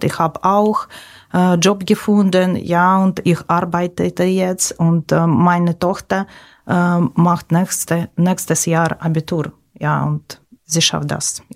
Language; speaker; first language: German; non-native, learner; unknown